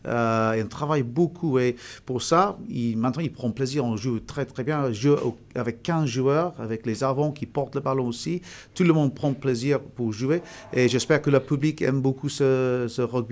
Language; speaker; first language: French; non-native, fluent; English